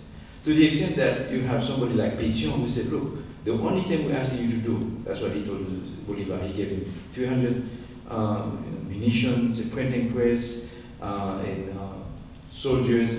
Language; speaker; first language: English; non-native, fluent; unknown